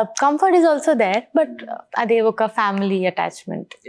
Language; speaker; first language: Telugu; non-native, learner; Bangla